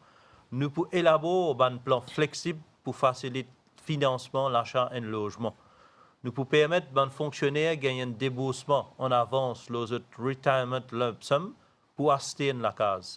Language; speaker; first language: French; non-native, local second language; Morisyen